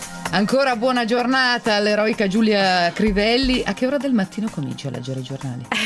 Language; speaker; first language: Italian; native; Italian